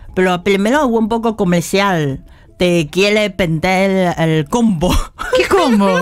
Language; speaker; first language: Spanish; non-native, fluent; Chinese